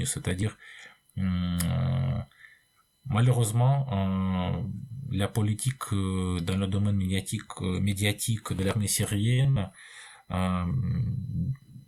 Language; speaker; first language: French; non-native, fluent; Russian